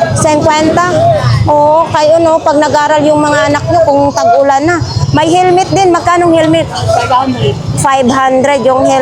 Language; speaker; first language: Filipino; non-native, local second language; Cebuano